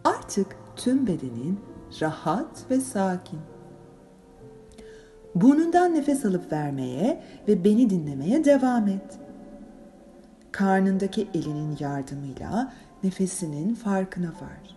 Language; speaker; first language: Turkish; native; Turkish